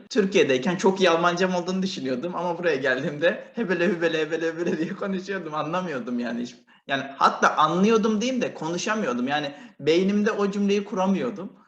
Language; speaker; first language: Turkish; native; Turkish